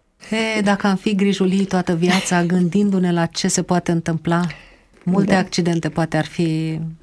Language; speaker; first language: Romanian; native; Romanian